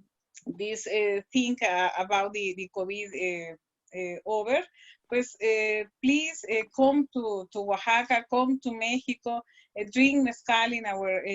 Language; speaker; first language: English; non-native, learner; Spanish